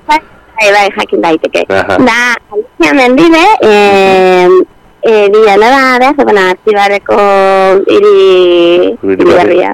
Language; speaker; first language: Basque; non-native, local second language; Spanish